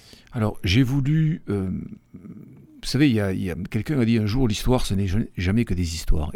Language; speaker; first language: French; native; French